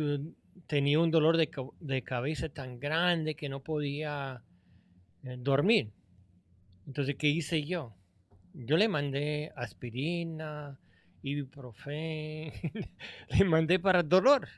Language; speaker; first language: Spanish; non-native, fluent; English